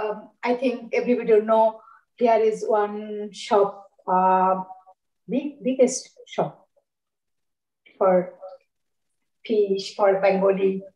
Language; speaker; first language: English; non-native, learner; Bangla